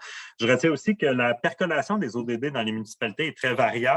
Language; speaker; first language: French; native; French